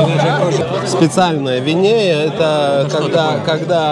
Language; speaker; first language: Russian; non-native, local second language; Lithuanian